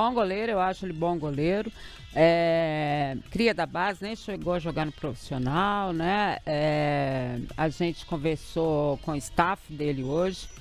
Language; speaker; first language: Portuguese; native; Portuguese